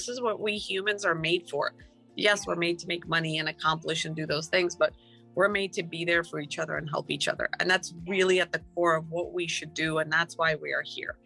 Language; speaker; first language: English; non-native, fluent; Ukrainian